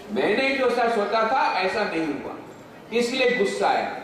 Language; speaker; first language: Hindi; non-native, local second language; Gujarati